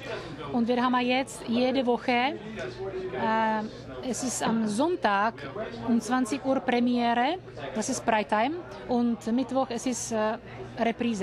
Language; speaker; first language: German; non-native, learner; Czech